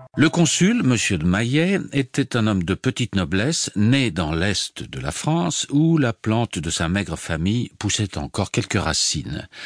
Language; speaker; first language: French; native; French